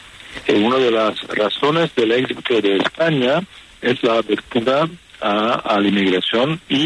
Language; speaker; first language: Spanish; non-native, fluent; Italian